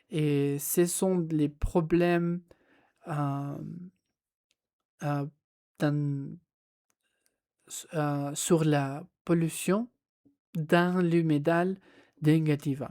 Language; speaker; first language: French; non-native, learner; Spanish